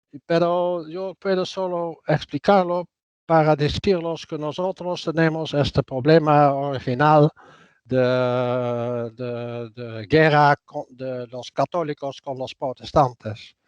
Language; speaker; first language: Spanish; non-native, fluent; Dutch